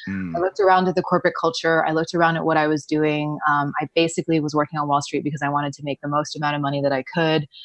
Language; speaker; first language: English; native; English